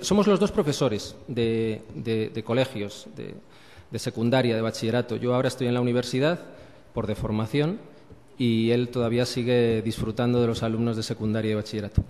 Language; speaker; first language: Spanish; native; Spanish